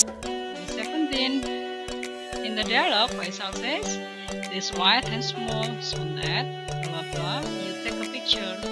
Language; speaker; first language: English; non-native, fluent; Indonesian